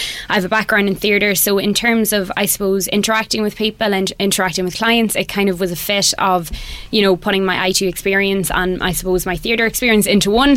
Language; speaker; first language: English; native; English